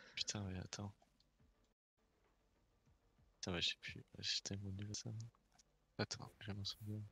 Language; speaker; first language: French; native; French